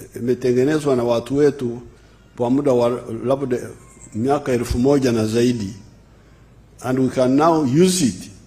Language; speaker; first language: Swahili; non-native, fluent; Nyankole